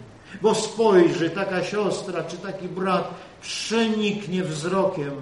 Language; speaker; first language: Polish; native; Polish